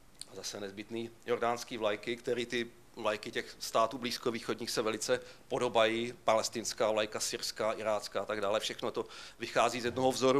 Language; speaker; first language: Czech; native; Czech